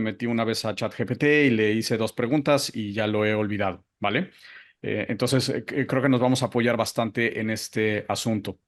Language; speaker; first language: Spanish; native; Spanish